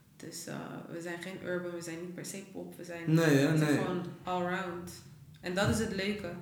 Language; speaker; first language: Dutch; early bilingual, other home language; Persian